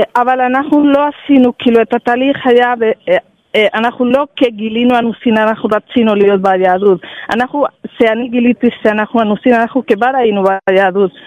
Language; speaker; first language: Hebrew; non-native, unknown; Spanish